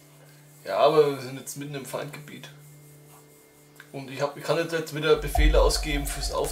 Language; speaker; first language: German; native; German